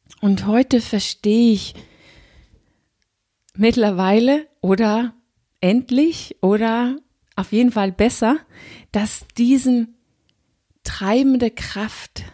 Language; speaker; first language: German; non-native, fluent; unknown